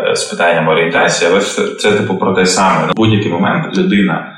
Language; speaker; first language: Ukrainian; non-native, local second language; Russian